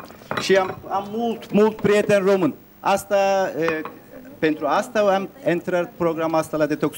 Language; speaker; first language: Romanian; non-native, learner; Turkish